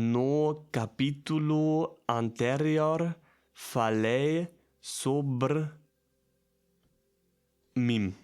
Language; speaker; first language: Portuguese; non-native, learner; German